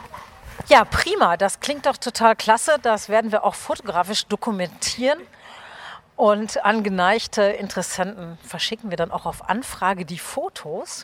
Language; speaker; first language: German; native; German